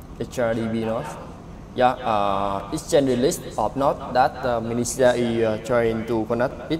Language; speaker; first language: English; non-native, learner; Vietnamese